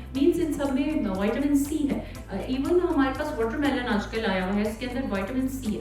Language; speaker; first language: Urdu; native; Urdu